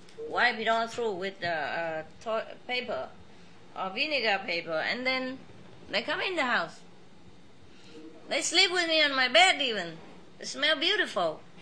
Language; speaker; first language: English; non-native, fluent; Vietnamese